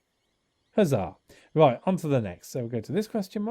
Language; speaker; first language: English; native; English